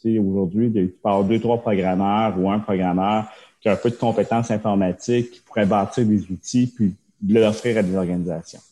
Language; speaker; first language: French; early bilingual, other home language; Japanese